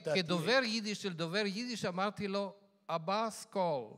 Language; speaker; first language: Hebrew; non-native, fluent; Yiddish